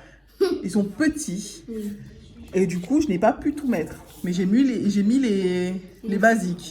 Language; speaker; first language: French; native; French